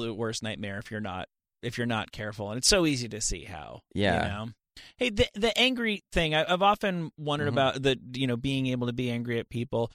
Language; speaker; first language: English; native; English